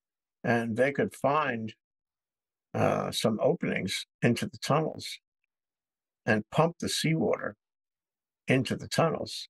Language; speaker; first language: English; native; English